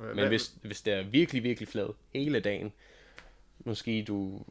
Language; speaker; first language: Danish; non-native, fluent; English